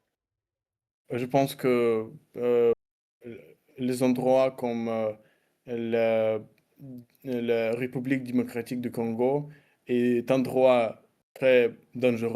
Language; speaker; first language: French; non-native, learner; Russian